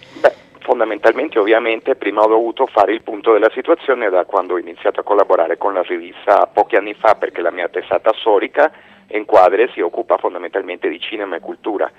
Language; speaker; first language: Italian; non-native, fluent; Spanish